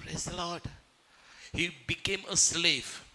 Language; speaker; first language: English; non-native, local second language; Marathi